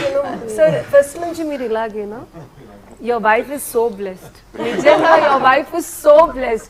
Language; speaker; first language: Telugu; non-native, learner; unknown